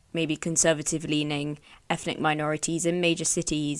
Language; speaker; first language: English; native; English